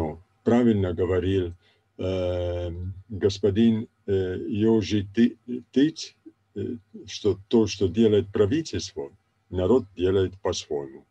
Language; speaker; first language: Russian; non-native, fluent; Italian